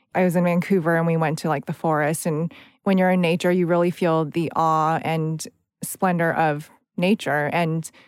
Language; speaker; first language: English; native; English